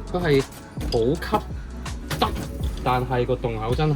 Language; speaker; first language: Chinese; native; Chinese